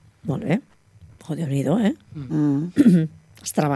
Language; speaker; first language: Catalan; native; Catalan